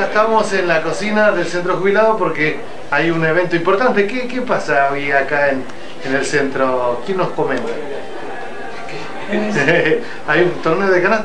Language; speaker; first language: Spanish; native; Spanish